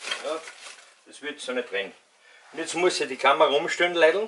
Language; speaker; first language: German; native; German